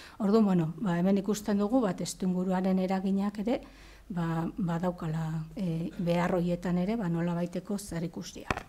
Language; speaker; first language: Basque; native; Basque